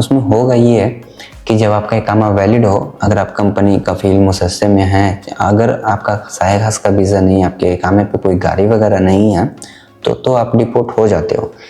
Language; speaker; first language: Hindi; native; Hindi